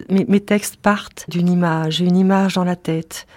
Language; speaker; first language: French; native; French